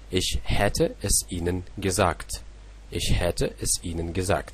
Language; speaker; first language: German; non-native, fluent; Russian